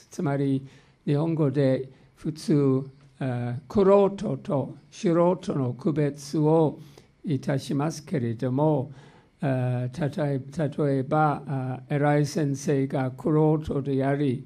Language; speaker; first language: Japanese; non-native, fluent; English